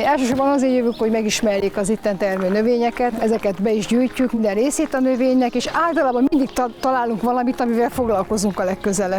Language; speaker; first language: Hungarian; native; Hungarian